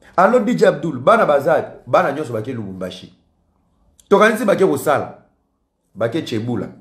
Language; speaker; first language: French; non-native, local second language; Lingala